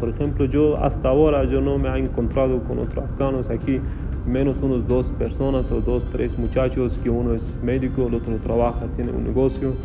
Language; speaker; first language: Spanish; non-native, fluent; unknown